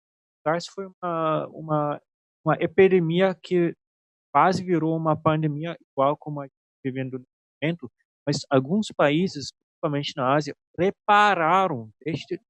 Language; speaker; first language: Portuguese; non-native, fluent; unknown